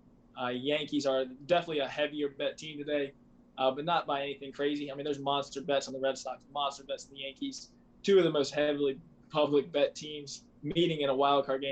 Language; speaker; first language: English; native; English